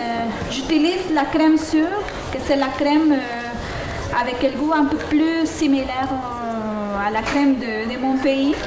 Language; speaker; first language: French; non-native, fluent; Spanish